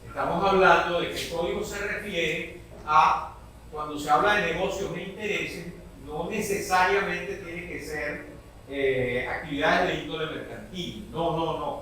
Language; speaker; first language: Spanish; native; Spanish